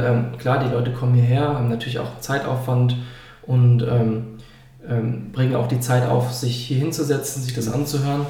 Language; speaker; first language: German; native; German